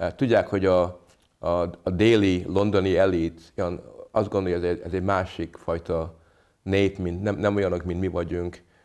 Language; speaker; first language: Hungarian; early bilingual, other home language; English